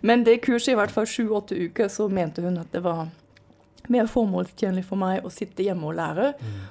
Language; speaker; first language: Norwegian; non-native, fluent; German